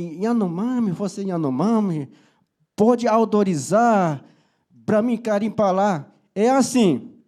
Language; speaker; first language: Portuguese; non-native, local second language; Yanomámi